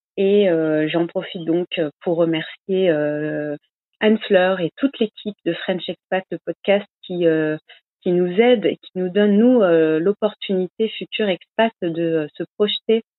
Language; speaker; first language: French; native; French